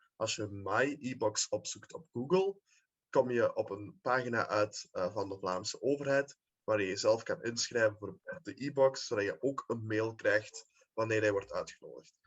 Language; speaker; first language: Dutch; native; Dutch